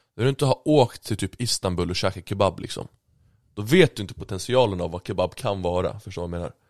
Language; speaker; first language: Swedish; native; Swedish